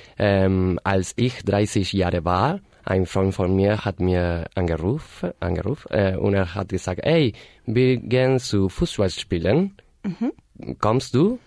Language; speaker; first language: German; non-native, learner; Spanish